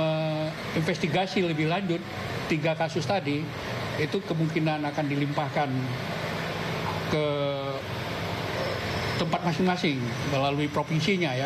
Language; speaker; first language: Indonesian; native; Indonesian